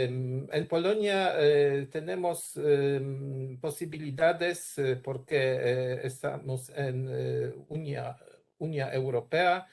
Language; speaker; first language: Spanish; non-native, learner; Polish